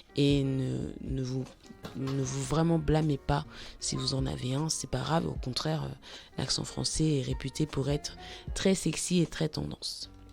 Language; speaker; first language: French; native; French